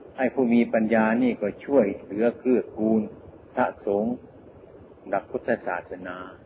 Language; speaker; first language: Thai; non-native, local second language; Northeastern Thai